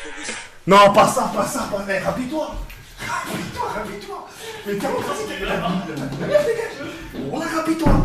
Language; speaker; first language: French; native; French